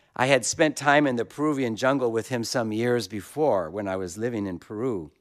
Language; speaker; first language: English; native; English